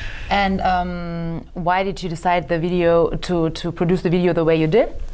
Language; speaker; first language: English; non-native, fluent; German